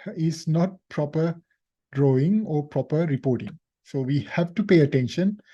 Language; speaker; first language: English; non-native, local second language; Sinhala